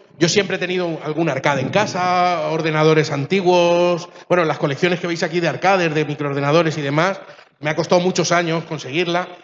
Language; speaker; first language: Spanish; early bilingual, other home language; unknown